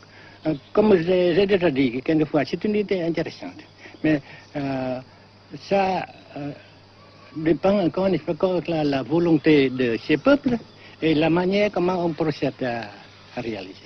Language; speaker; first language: French; non-native, fluent; Vietnamese